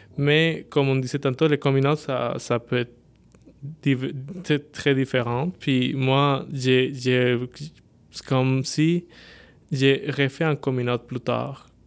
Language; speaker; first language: French; non-native, fluent; Spanish